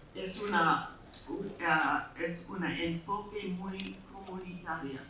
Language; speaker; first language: Spanish; non-native, fluent; English